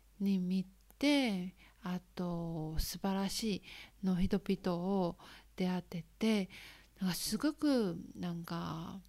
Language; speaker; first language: Japanese; non-native, learner; Chinese